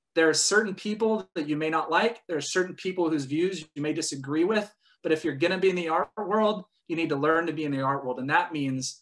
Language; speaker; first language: English; native; English